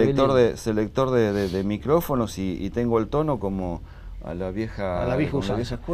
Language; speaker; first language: Spanish; native; Spanish